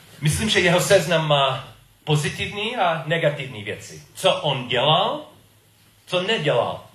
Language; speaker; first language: Czech; non-native, learner; English